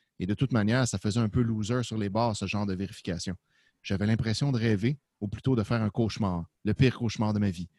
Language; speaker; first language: French; native; French